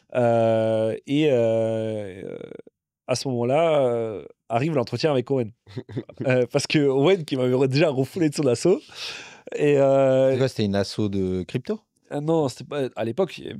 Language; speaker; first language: French; non-native, fluent; Russian